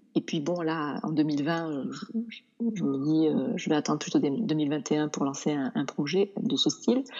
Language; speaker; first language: French; native; French